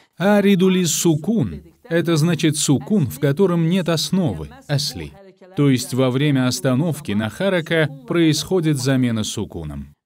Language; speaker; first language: Russian; non-native, fluent; Azerbaijani